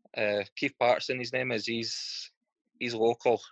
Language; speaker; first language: English; native; English